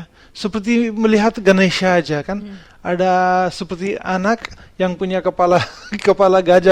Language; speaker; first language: Indonesian; non-native, fluent; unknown